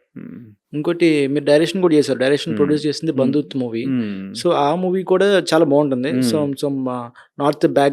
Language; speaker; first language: Telugu; native; Telugu